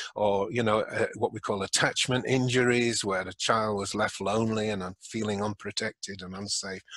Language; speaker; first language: English; native; English